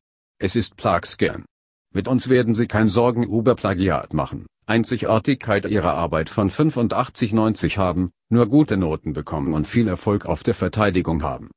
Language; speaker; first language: German; non-native, learner; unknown